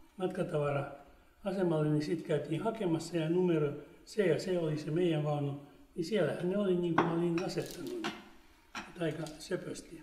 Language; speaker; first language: Finnish; non-native, local second language; Swedish